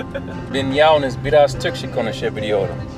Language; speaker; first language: Turkish; non-native, learner; English